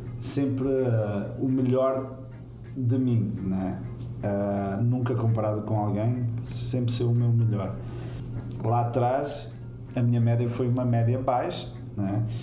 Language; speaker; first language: Portuguese; native; Portuguese